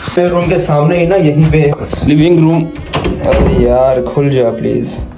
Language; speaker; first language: Urdu; native; Urdu